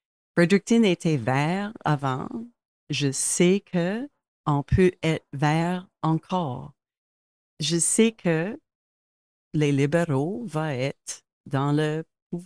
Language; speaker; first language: French; non-native, local second language; English